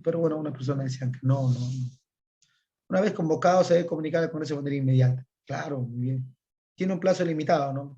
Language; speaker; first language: Spanish; native; Spanish